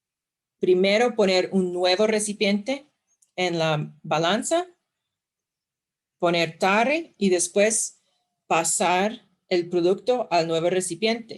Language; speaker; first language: Spanish; non-native, fluent; English